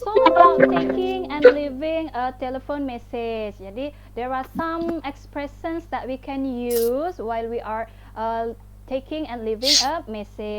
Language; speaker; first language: English; non-native, fluent; Indonesian